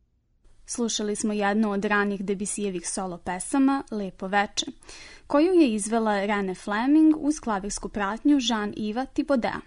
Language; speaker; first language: Serbian; native; Serbian